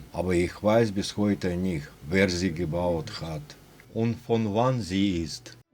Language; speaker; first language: German; non-native, fluent; Russian